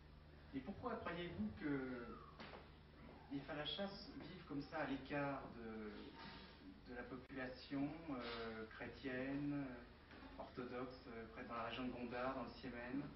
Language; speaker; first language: French; native; French